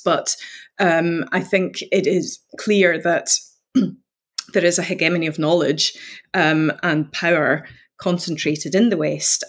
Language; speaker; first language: English; native; English